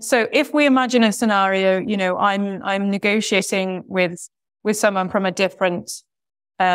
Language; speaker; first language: English; native; English